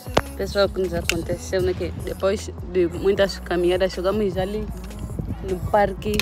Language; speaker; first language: Portuguese; native; Portuguese